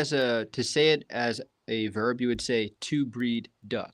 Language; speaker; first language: English; native; English